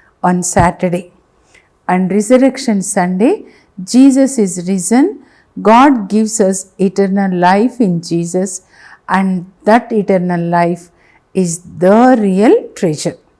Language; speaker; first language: English; non-native, local second language; Telugu